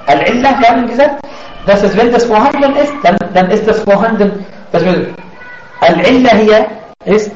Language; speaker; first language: German; non-native, fluent; Arabic